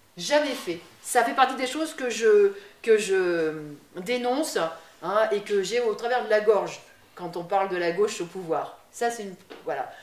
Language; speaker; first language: French; native; French